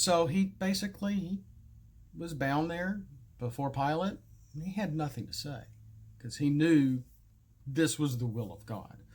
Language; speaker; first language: English; native; English